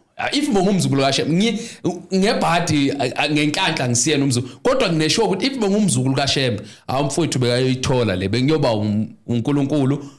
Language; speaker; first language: Zulu; native; Zulu